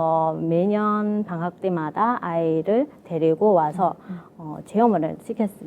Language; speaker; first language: Korean; non-native, fluent; Vietnamese